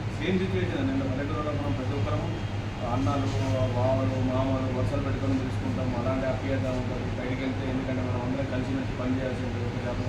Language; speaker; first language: Telugu; native; Telugu